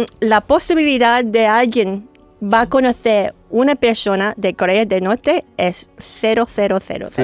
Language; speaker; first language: Spanish; non-native, fluent; English